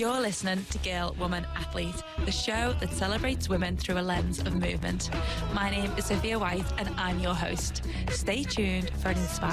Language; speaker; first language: English; native; English